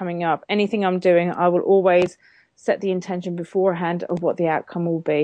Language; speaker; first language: English; native; English